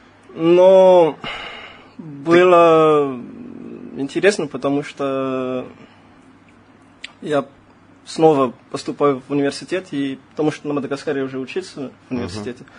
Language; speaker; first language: Russian; non-native, fluent; Malagasy